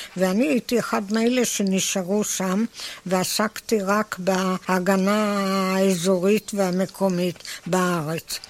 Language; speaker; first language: Hebrew; native; Hebrew